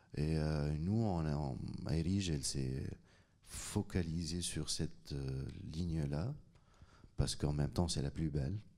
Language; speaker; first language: French; non-native, local second language; Arabic